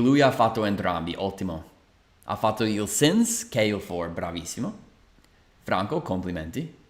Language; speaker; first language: Italian; non-native, fluent; English